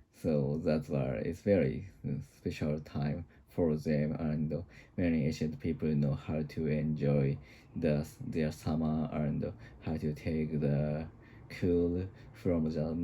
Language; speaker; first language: English; non-native, learner; Japanese